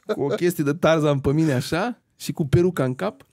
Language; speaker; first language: Romanian; native; Romanian